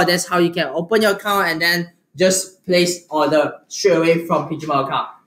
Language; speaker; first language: English; non-native, local second language; Chinese